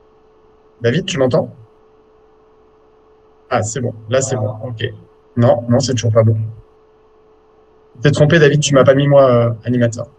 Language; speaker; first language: French; native; French